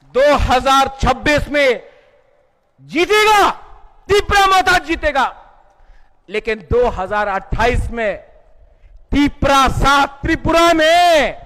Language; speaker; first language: Hindi; non-native, local second language; Kok Borok